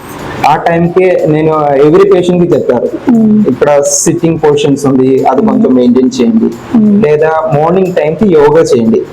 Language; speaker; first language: Telugu; non-native, learner; Malayalam